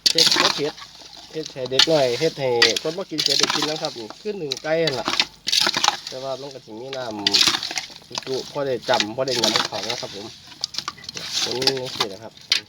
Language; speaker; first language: Thai; native; Thai